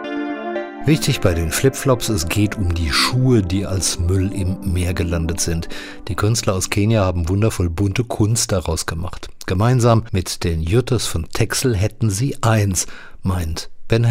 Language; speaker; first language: German; native; German